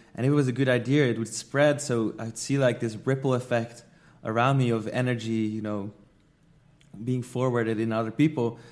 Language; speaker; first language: English; non-native, fluent; Dutch